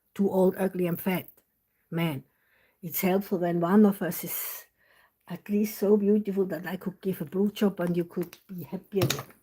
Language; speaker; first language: English; non-native, learner; German